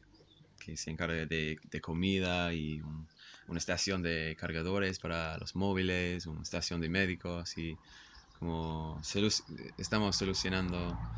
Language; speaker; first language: Spanish; non-native, fluent; English